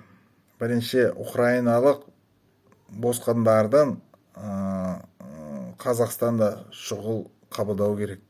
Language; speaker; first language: Kazakh; non-native, local second language; Russian